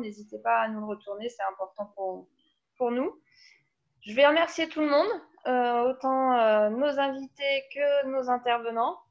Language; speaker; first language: French; native; French